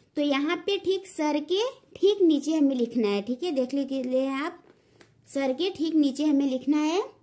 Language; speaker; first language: Hindi; native; Hindi